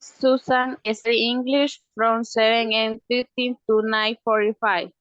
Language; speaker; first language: English; non-native, learner; Spanish